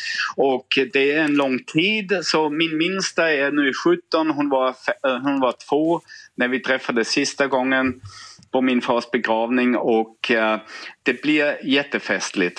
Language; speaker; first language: Swedish; non-native, fluent; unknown